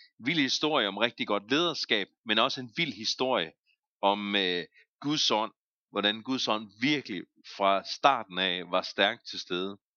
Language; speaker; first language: Danish; native; Danish